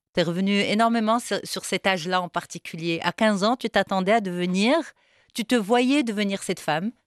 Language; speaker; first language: French; non-native, local second language; Arabic